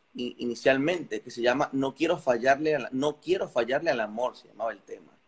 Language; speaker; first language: Spanish; native; Spanish